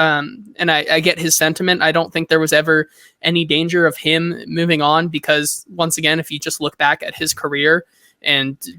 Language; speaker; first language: English; native; English